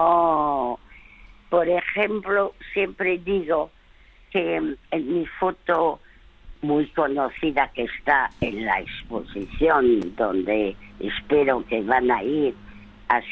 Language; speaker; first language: Spanish; early bilingual, other home language; French